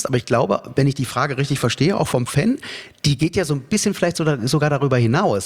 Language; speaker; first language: German; native; German